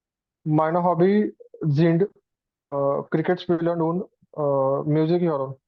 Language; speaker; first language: German; non-native, learner; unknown